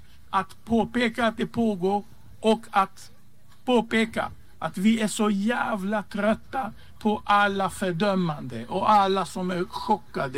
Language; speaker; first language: Swedish; non-native, fluent; Hebrew